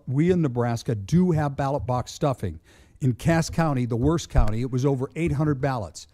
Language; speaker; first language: English; native; English